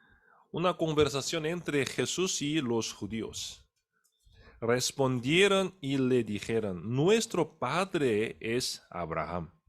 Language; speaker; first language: Spanish; non-native, fluent; Korean